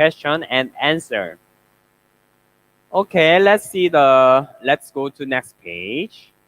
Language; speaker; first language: English; non-native, learner; Korean